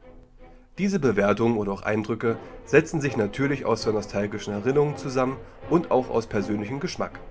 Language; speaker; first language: German; native; German